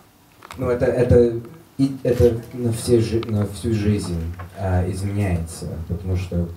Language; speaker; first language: Russian; non-native, learner; English